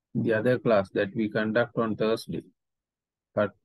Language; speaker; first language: English; non-native, local second language; Sinhala